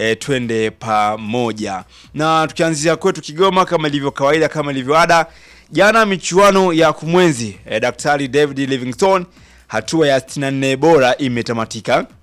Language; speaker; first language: Swahili; native; Swahili